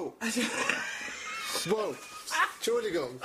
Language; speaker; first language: German; non-native, fluent; English